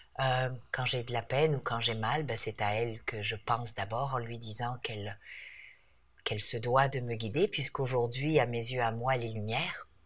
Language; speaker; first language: French; native; French